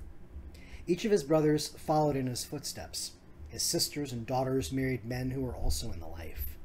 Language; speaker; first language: English; native; English